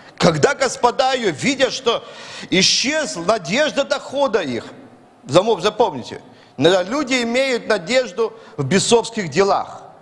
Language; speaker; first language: Russian; native; Russian